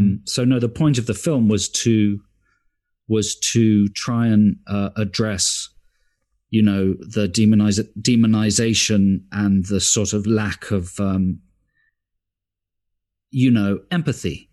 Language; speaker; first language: English; native; English